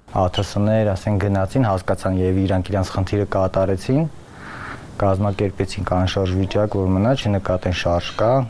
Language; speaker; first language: Armenian; native; Armenian